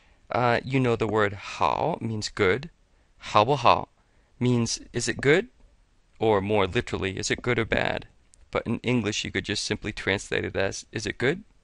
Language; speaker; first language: English; native; English